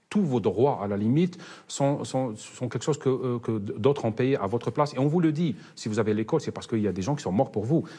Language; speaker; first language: French; non-native, local second language; Arabic